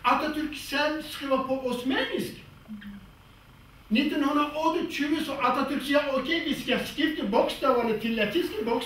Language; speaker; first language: Danish; non-native, fluent; Kurdish